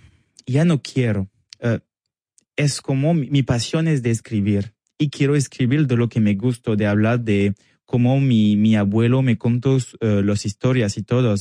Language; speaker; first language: Spanish; non-native, learner; French